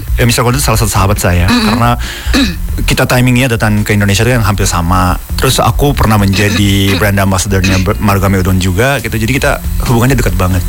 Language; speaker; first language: Indonesian; non-native, fluent; Japanese